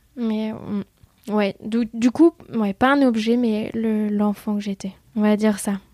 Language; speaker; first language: French; early bilingual, other home language; Vietnamese